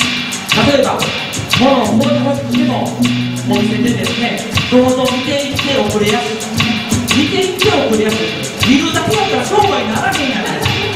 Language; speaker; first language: Japanese; native; Japanese